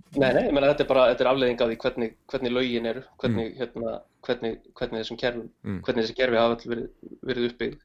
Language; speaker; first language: Icelandic; native; Icelandic